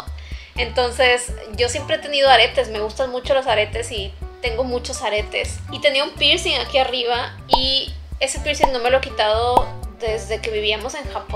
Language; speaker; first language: Spanish; native; Spanish